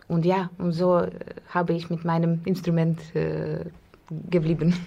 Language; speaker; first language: German; non-native, learner; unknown